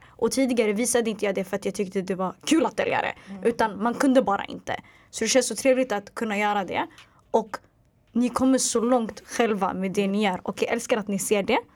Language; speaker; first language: Swedish; early bilingual, other home language; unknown